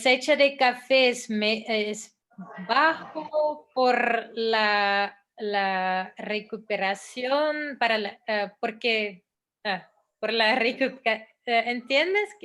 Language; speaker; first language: Spanish; non-native, fluent; Dutch